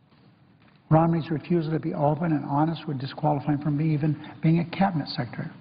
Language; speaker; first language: English; native; English